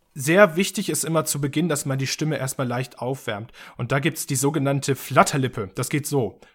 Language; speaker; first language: German; native; German